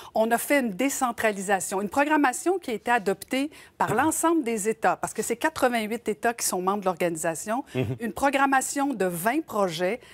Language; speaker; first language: French; native; French